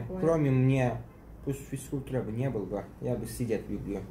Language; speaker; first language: Russian; early bilingual, heritage; Turkish